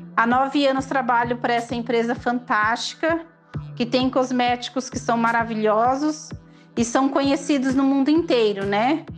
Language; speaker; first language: Portuguese; native; Portuguese